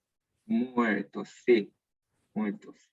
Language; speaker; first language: Spanish; non-native, learner; English